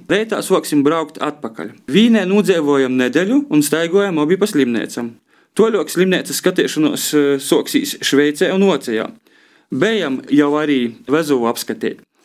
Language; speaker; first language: Latvian; native; Latvian